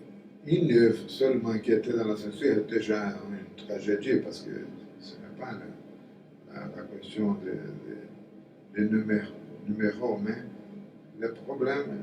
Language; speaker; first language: French; non-native, fluent; Portuguese